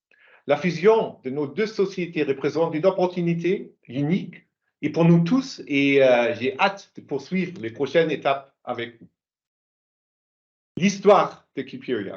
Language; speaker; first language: French; non-native, fluent; German